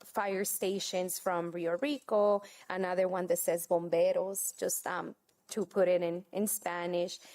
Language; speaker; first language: English; non-native, fluent; Spanish